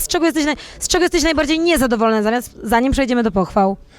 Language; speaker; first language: Polish; native; Polish